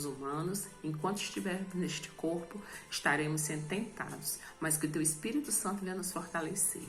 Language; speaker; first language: Portuguese; native; Portuguese